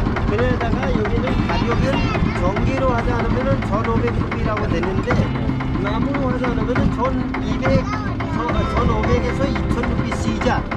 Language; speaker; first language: Korean; non-native, learner; Hindi